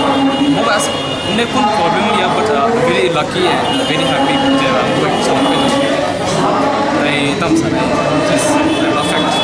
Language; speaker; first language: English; non-native, local second language; Kok Borok